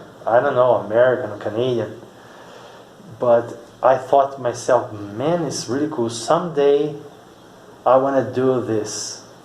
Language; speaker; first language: English; non-native, fluent; Portuguese